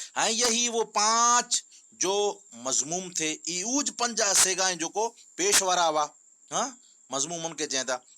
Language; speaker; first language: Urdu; non-native, local second language; Sindhi